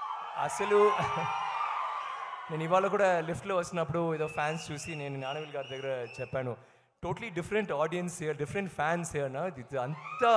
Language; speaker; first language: Telugu; non-native, learner; Tamil